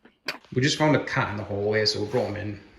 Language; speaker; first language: English; native; English